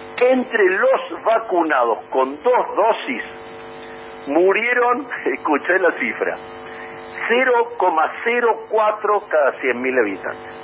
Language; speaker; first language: Spanish; native; Spanish